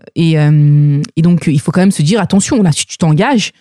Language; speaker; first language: French; native; French